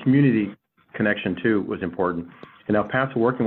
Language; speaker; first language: English; native; English